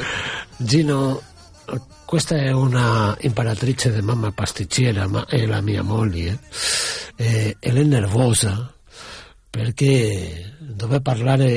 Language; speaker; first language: Italian; non-native, fluent; Catalan